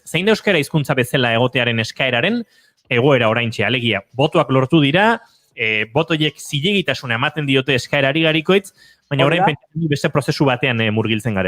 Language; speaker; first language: Basque; native; Basque